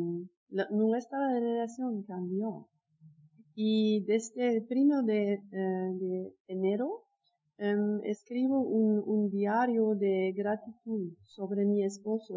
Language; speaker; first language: Spanish; non-native, learner; German